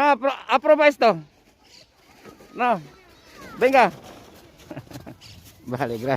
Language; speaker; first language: Spanish; non-native, learner; Filipino